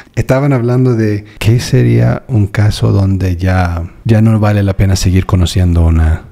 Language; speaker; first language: Spanish; non-native, fluent; English